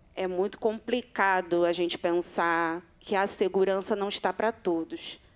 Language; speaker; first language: Portuguese; native; Portuguese